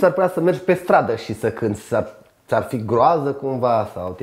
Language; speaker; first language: Romanian; native; Romanian